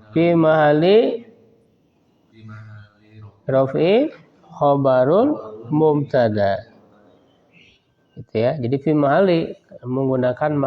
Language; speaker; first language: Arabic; non-native, fluent; Indonesian